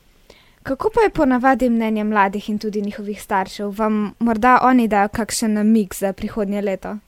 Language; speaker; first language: Slovenian; native; Slovenian